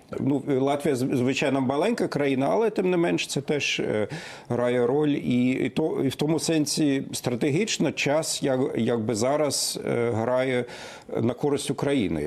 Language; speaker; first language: Ukrainian; non-native, fluent; German